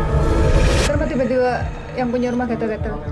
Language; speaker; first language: Indonesian; native; Indonesian